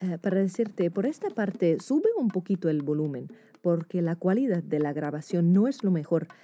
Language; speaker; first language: Spanish; non-native, fluent; English